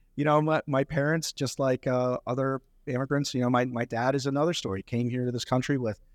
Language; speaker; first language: English; early bilingual, other home language; Hindi